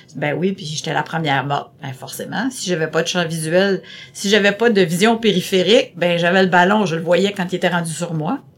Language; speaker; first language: French; native; French